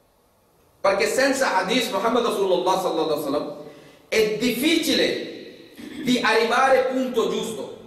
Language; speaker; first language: Italian; non-native, fluent; Urdu